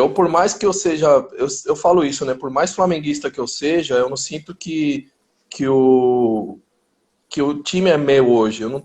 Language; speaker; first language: Portuguese; early bilingual, other home language; Spanish